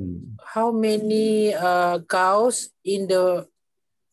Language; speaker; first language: English; non-native, learner; Malay